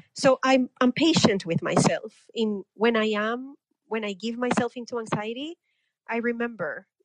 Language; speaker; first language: English; non-native, fluent; Spanish